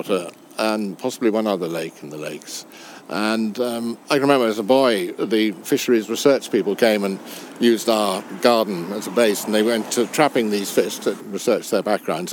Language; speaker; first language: English; native; English